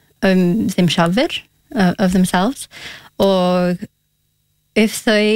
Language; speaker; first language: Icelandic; non-native, learner; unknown